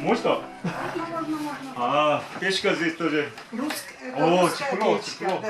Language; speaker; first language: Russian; non-native, fluent; Korean